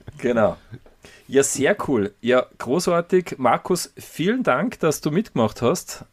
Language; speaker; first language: German; native; German